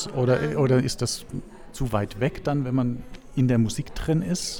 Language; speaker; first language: German; native; German